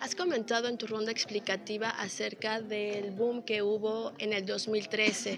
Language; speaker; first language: Spanish; native; Spanish